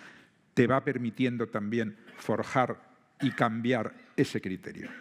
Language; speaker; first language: Spanish; native; Spanish